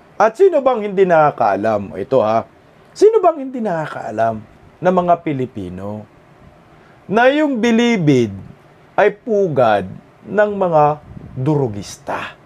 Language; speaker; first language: Filipino; non-native, local second language; Cebuano